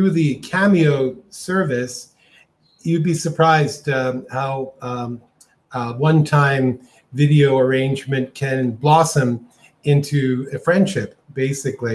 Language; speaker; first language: English; native; English